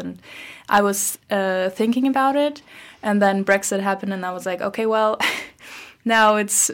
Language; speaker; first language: English; non-native, fluent; German